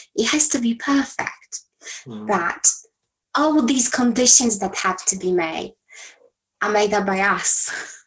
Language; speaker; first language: English; non-native, fluent; Polish